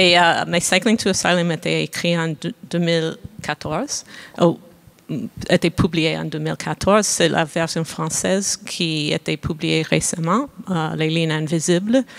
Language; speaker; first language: French; non-native, fluent; English